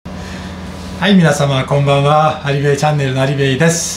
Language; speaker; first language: Japanese; non-native, fluent; Azerbaijani